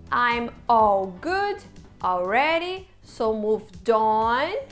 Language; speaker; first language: English; non-native, fluent; Portuguese